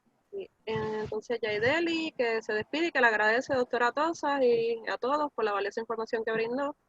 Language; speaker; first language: Spanish; native; Spanish